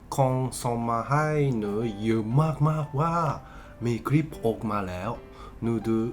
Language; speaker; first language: Thai; non-native, learner; Japanese